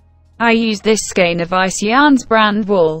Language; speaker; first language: English; non-native, learner; Spanish